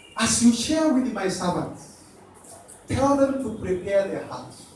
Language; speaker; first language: English; non-native, local second language; Swahili